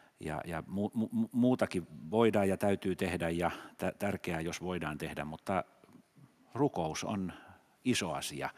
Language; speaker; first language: Finnish; native; Finnish